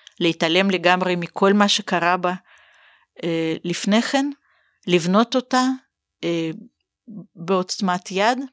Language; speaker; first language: Hebrew; native; Hebrew